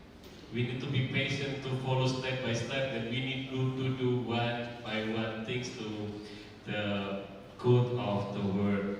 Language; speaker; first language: English; non-native, fluent; Indonesian